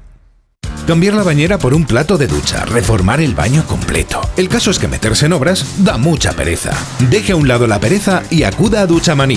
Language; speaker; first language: Spanish; native; Spanish